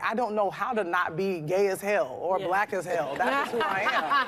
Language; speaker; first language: English; native; English